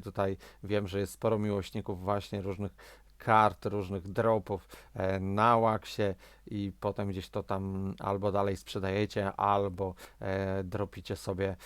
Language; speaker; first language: Polish; native; Polish